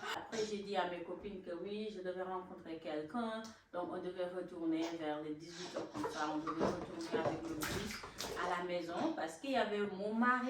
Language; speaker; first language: French; non-native, local second language; Wolof